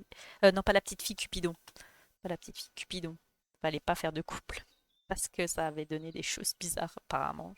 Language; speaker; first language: French; native; French